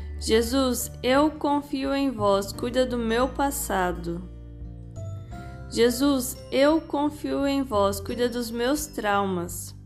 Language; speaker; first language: Portuguese; native; Portuguese